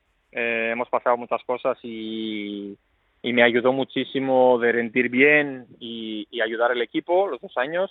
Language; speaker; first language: Spanish; non-native, fluent; Greek